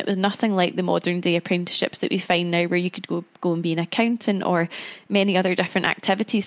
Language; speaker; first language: English; native; English